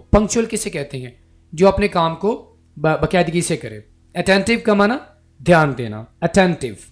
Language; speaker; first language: Urdu; native; Urdu